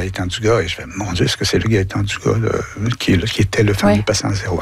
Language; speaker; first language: French; native; French